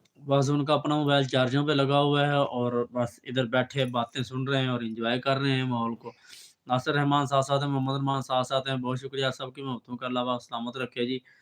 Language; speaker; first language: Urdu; non-native, local second language; Punjabi